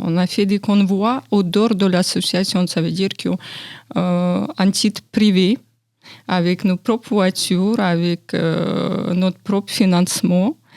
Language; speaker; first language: French; non-native, fluent; Ukrainian